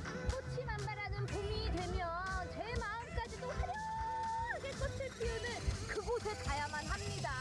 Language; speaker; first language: Korean; native; Korean